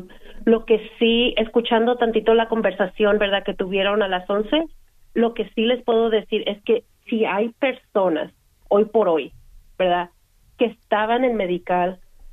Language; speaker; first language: Spanish; native; Spanish